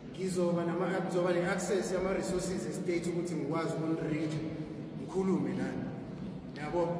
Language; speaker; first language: Zulu; native; Zulu